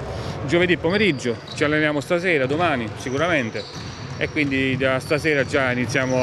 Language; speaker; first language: Italian; native; Italian